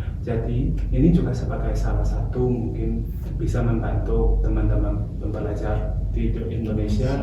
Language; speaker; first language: Indonesian; non-native, fluent; Chinese